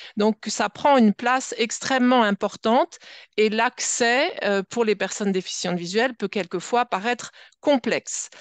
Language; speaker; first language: French; native; French